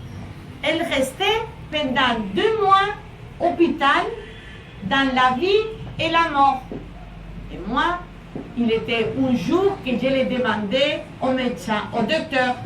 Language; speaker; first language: French; non-native, learner; Spanish